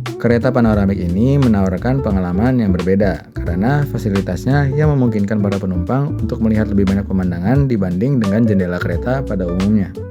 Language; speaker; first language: Indonesian; native; Indonesian